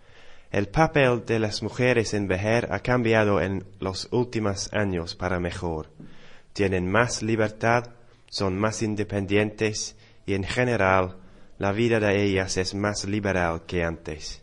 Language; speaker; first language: Spanish; non-native, learner; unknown